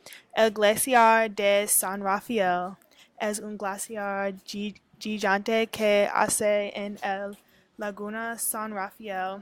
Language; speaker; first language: Spanish; non-native, learner; English